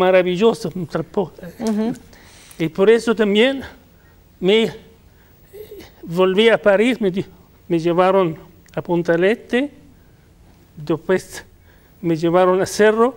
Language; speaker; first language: Spanish; non-native, fluent; Arabic